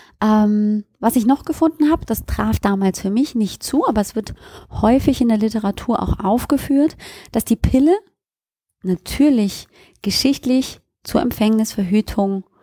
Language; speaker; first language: German; native; German